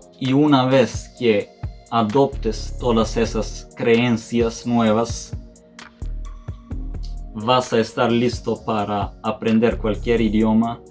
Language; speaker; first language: Spanish; non-native, fluent; Serbian